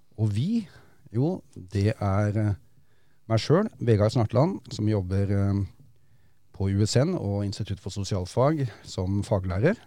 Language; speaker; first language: Norwegian; native; Norwegian